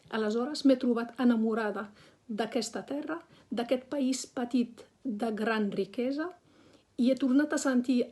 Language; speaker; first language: Catalan; non-native, fluent; Arabic